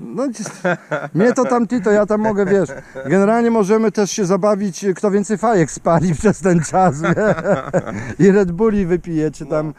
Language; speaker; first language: Polish; native; Polish